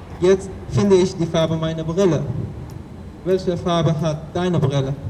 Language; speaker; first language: German; non-native, fluent; Persian